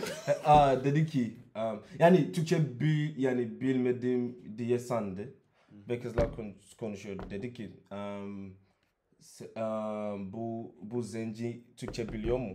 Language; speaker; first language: Turkish; non-native, learner; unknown